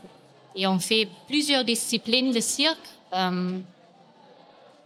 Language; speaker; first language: French; non-native, fluent; German